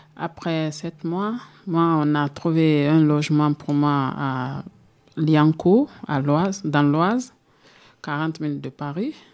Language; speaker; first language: French; non-native, local second language; Fula